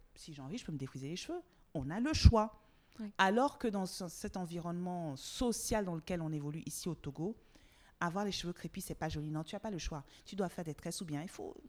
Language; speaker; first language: French; native; French